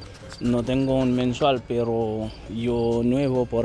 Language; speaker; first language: Spanish; non-native, learner; Haitian Creole